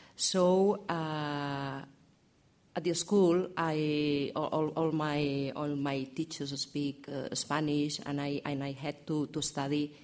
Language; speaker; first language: English; non-native, learner; Catalan